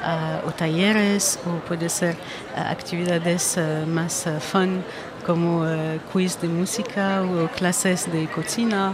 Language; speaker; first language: Spanish; non-native, fluent; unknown